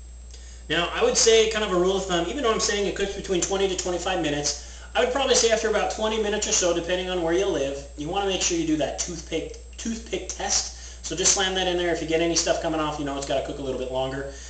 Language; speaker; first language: English; native; English